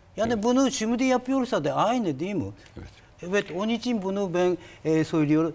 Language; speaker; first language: Turkish; non-native, learner; Japanese